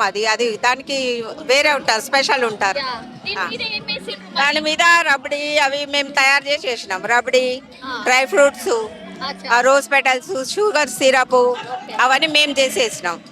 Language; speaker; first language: Telugu; native; Telugu